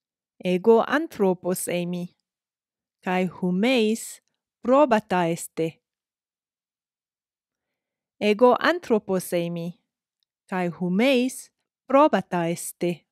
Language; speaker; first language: Greek; non-native, fluent; English